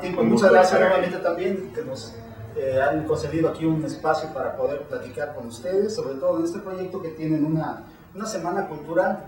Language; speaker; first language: Spanish; native; Spanish